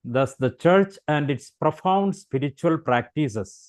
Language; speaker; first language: English; non-native, local second language; Malayalam